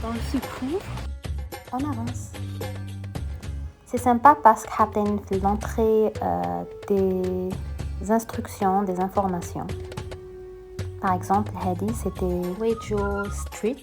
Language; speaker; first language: French; non-native, local second language; Arabic